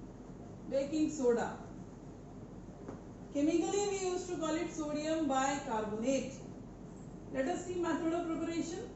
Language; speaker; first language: English; non-native, local second language; Hindi